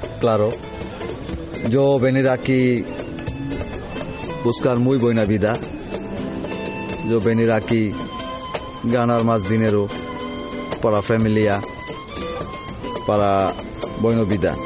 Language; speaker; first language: Spanish; non-native, learner; Bangla